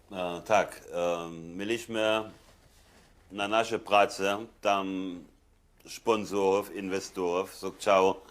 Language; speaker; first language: Polish; non-native, fluent; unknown